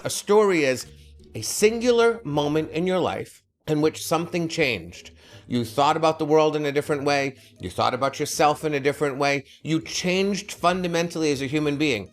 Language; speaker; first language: English; native; English